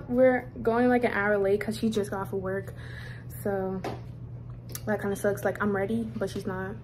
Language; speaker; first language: English; native; English